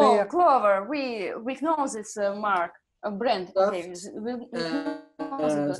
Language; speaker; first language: English; non-native, learner; Russian